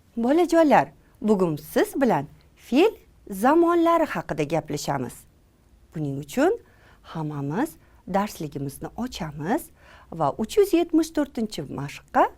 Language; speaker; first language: Uzbek; native; Uzbek